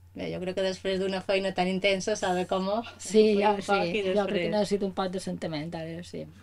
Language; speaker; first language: Catalan; native; Catalan